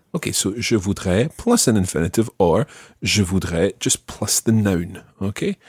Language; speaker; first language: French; non-native, fluent; English